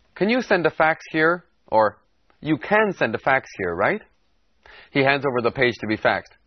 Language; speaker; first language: English; native; English